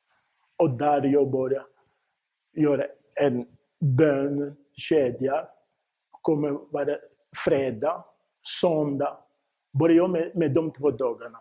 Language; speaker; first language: Swedish; non-native, fluent; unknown